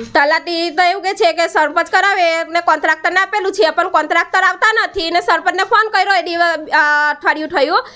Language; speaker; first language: Gujarati; native; Gujarati